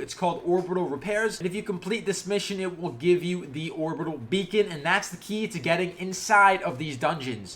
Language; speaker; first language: English; native; English